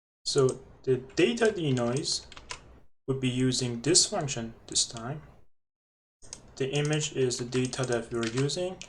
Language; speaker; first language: English; non-native, fluent; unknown